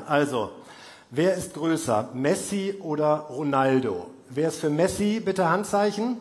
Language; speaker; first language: German; native; German